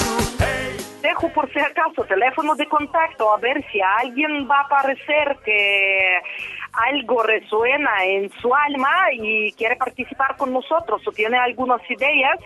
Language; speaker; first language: Spanish; non-native, fluent; Ukrainian